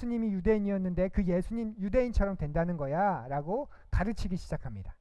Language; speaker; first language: Korean; native; Korean